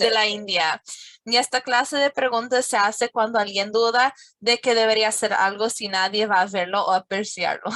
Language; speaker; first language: Spanish; non-native, fluent; English